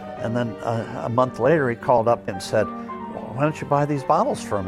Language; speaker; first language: English; native; English